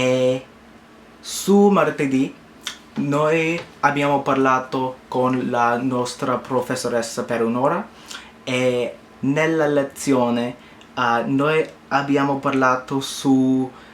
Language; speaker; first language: Italian; non-native, learner; English